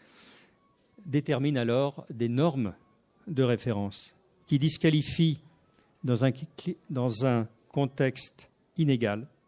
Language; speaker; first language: French; native; French